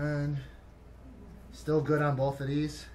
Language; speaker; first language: English; native; English